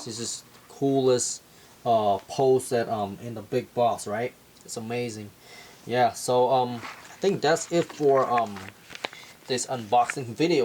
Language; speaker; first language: English; non-native, fluent; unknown